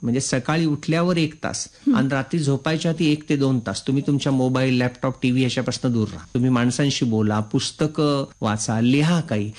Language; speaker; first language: Marathi; native; Marathi